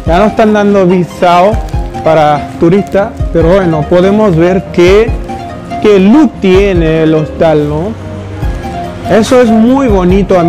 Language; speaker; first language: Spanish; non-native, fluent; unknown